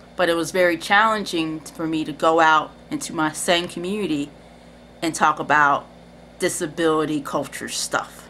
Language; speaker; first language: English; native; English